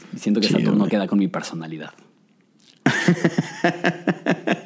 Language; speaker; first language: Spanish; native; Spanish